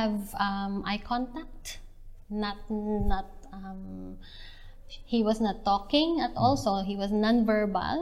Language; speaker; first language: English; non-native, local second language; Filipino